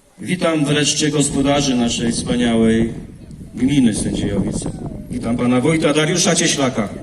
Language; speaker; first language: Polish; native; Polish